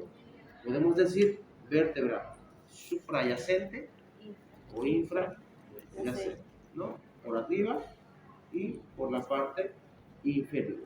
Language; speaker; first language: Spanish; native; Spanish